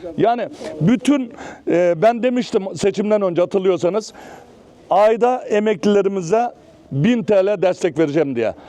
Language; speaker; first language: Turkish; native; Turkish